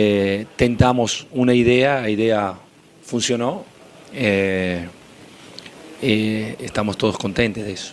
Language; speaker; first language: Portuguese; non-native, fluent; Spanish